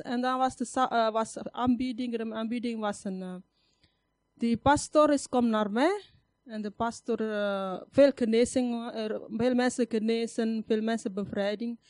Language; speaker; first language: Dutch; non-native, learner; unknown